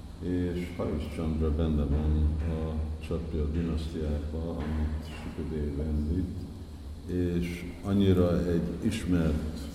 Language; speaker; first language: Hungarian; early bilingual, heritage; Hungarian